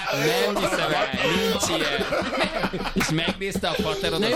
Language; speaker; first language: Hungarian; native; Hungarian